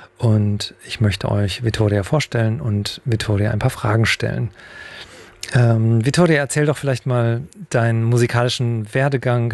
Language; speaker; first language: German; native; German